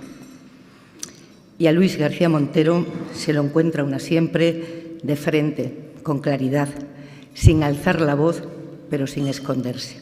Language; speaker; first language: Spanish; native; Spanish